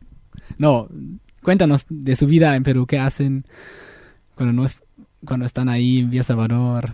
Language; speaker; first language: Spanish; non-native, fluent; German